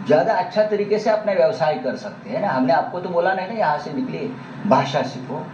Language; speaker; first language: Hindi; non-native, local second language; Marathi